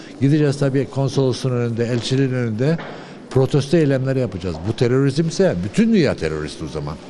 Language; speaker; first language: Turkish; early bilingual, other home language; Uyghur